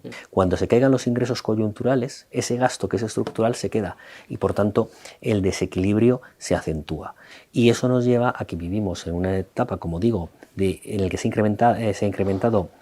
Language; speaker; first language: Spanish; native; Spanish